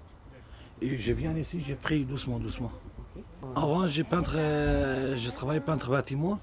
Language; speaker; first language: French; non-native, learner; Arabic